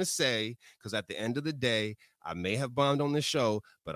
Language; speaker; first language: English; native; English